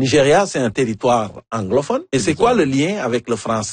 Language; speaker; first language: French; native; French